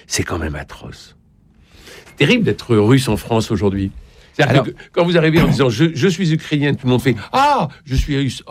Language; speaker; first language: French; native; French